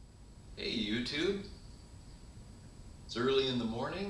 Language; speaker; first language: English; native; English